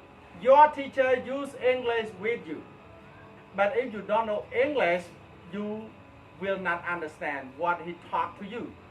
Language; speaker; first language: English; non-native, fluent; Khmer